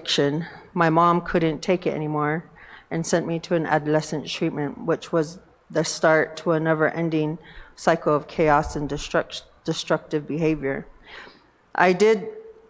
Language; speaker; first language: English; native; English